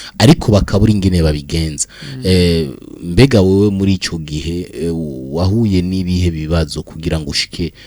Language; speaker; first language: Rundi; native; Rundi